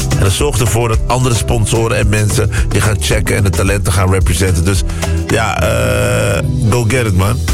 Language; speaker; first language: Dutch; early bilingual, other home language; Kabuverdianu